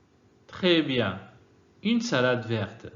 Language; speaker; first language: French; non-native, fluent; Arabic